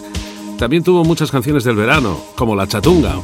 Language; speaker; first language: Spanish; native; Spanish